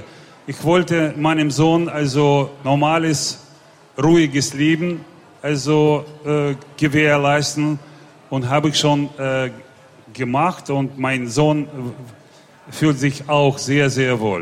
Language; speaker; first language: German; non-native, fluent; Russian